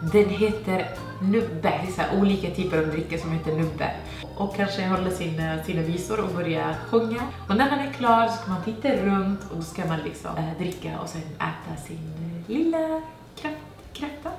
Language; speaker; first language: Swedish; non-native, fluent; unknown